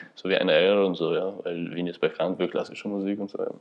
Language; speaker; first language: German; non-native, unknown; Albanian